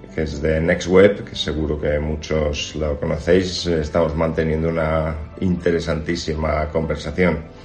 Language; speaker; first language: Spanish; native; Spanish